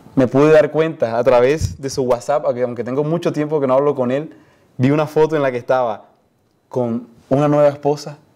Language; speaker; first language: Spanish; native; Spanish